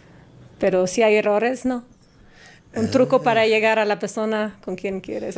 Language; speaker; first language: Spanish; non-native, fluent; English